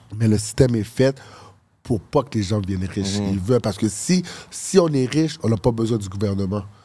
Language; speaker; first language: French; early bilingual, other home language; Haitian Creole